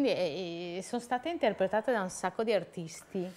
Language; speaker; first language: Italian; native; Italian